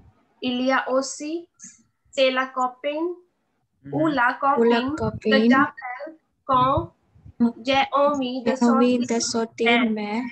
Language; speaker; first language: French; non-native, learner; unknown